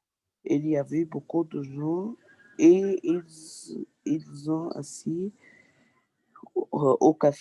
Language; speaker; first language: French; non-native, learner; Arabic